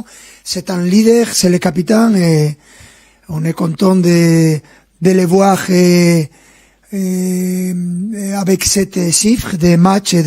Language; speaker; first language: French; non-native, fluent; Spanish